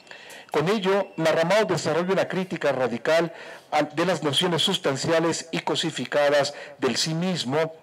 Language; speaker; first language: Spanish; native; Spanish